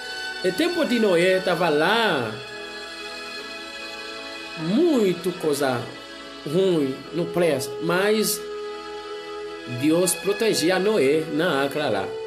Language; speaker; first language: Portuguese; non-native, learner; Haitian Creole